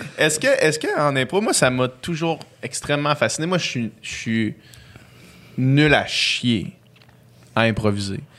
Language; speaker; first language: French; native; French